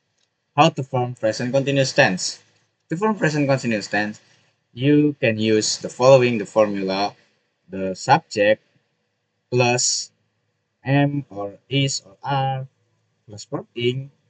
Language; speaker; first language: English; non-native, learner; Indonesian